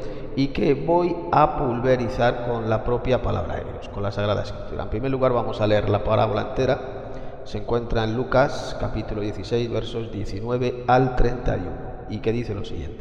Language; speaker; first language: Spanish; native; Spanish